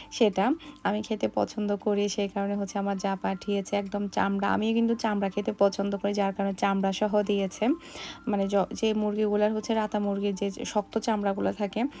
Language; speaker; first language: Bangla; native; Bangla